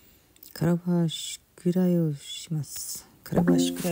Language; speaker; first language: Japanese; non-native, learner; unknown